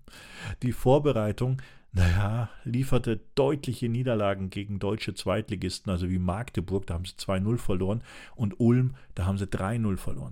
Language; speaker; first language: German; native; German